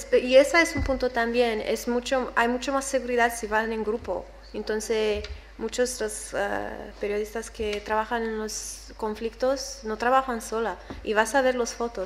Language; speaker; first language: Spanish; non-native, learner; English